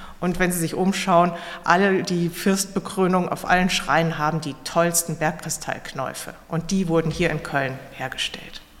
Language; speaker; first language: German; native; German